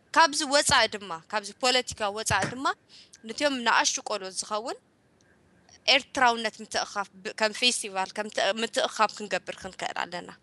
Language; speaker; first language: Tigrinya; early bilingual, heritage; Tigrinya